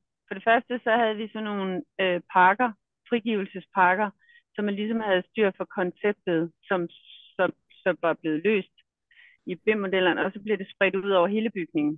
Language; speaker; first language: Danish; native; Danish